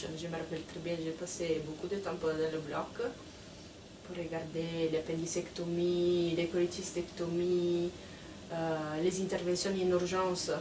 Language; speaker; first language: French; non-native, fluent; Italian